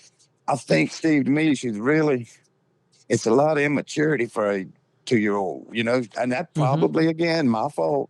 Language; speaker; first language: English; native; English